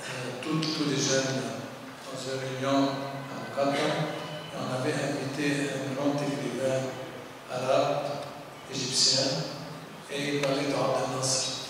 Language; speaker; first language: French; non-native, local second language; Arabic